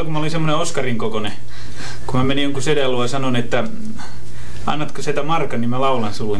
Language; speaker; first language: Finnish; native; Finnish